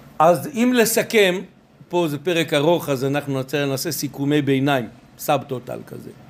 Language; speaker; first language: Hebrew; native; Hebrew